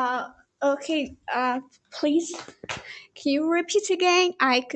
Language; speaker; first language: English; non-native, learner; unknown